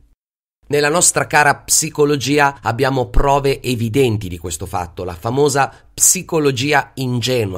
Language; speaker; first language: Italian; native; Italian